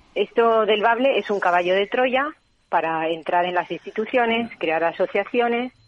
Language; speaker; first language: Spanish; native; Spanish